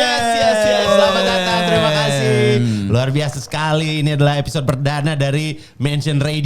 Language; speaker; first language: Indonesian; native; Indonesian